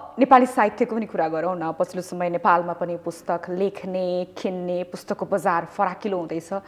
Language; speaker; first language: Nepali; native; Nepali